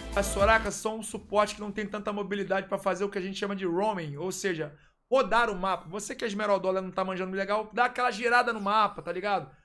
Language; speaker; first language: Portuguese; native; Portuguese